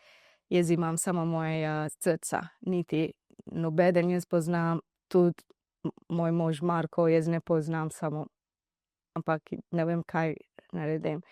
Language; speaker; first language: Slovenian; non-native, learner; Divehi